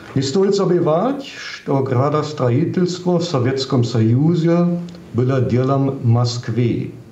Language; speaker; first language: Russian; non-native, fluent; German